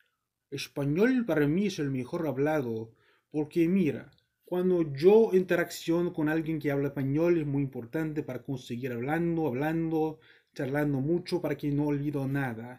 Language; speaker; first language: Spanish; non-native, learner; English